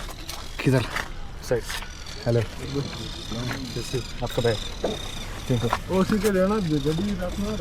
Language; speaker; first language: Hindi; non-native, local second language; Malayalam